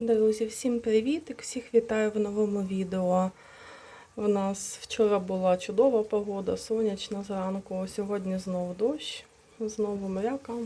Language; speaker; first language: Ukrainian; non-native, local second language; Russian